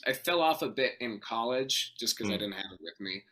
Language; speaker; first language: English; native; English